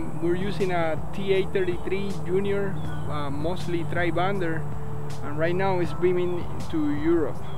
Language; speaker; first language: English; non-native, local second language; Spanish